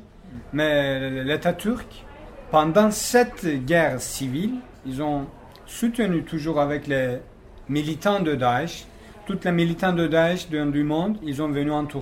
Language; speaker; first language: French; non-native, fluent; Kurdish